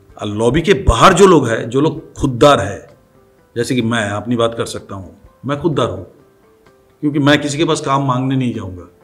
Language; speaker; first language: Hindi; non-native, local second language; Bangla